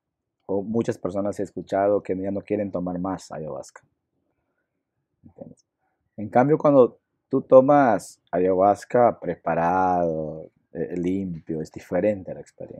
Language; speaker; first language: Spanish; non-native, local second language; Shipibo-Conibo